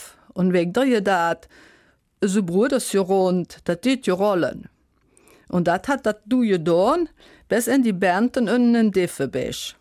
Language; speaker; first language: German; native; German